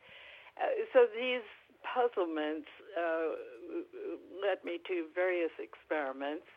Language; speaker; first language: English; native; English